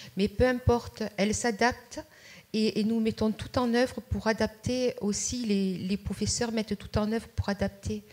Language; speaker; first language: French; native; French